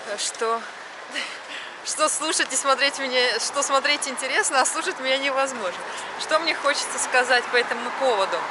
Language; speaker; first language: Russian; native; Russian